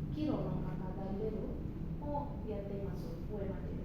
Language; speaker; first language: Japanese; non-native, learner; Indonesian